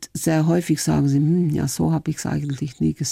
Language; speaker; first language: German; non-native, fluent; English